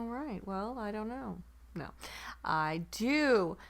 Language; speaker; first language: English; native; English